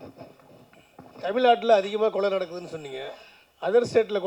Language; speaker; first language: Tamil; native; Tamil